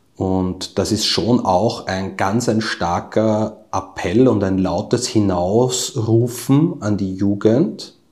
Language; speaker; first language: German; native; German